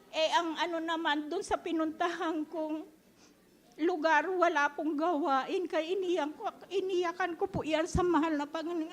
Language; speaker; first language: Filipino; native; Filipino